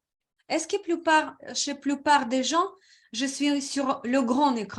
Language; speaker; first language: French; non-native, fluent; Russian